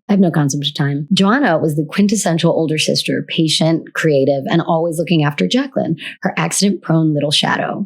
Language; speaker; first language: English; native; English